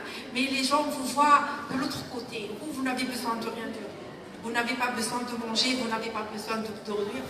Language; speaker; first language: French; non-native, local second language; Arabic